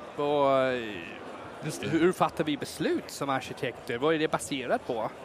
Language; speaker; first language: Swedish; non-native, fluent; English